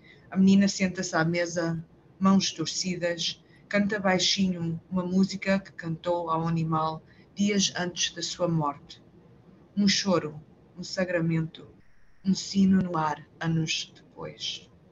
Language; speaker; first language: Portuguese; early bilingual, heritage; Portuguese